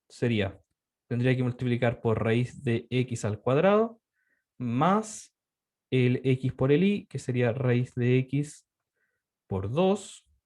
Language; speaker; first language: Spanish; native; Spanish